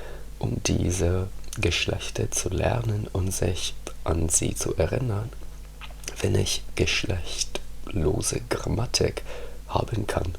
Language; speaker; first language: German; non-native, fluent; Italian